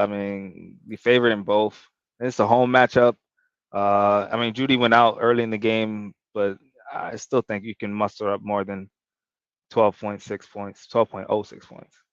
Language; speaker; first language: English; native; English